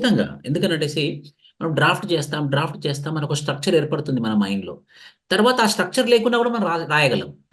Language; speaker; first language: Telugu; native; Telugu